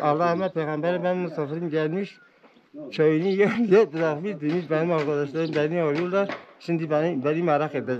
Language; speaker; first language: Turkish; non-native, local second language; Kurdish